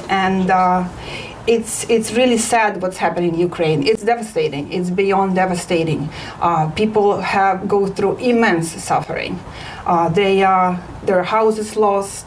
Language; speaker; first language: English; non-native, fluent; Ukrainian